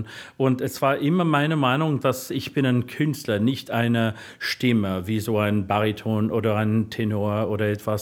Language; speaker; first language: German; non-native, fluent; English